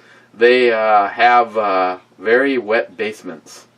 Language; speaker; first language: English; native; English